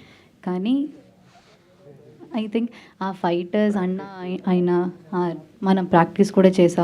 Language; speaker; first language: Telugu; non-native, learner; Malayalam